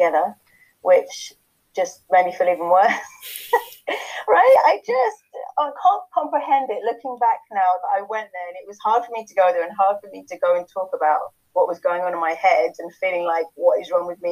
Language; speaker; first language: English; native; English